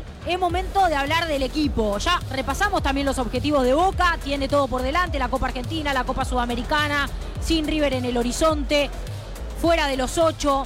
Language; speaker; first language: Spanish; native; Spanish